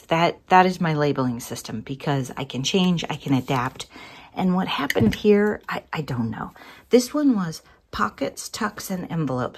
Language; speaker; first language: English; native; English